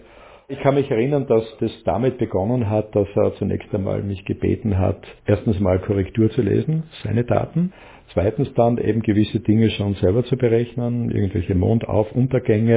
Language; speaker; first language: German; native; German